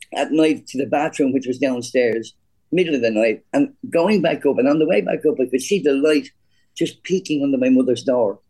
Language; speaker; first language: English; native; English